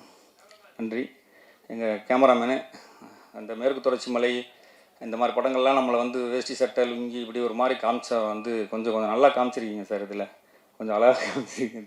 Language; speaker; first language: Tamil; native; Tamil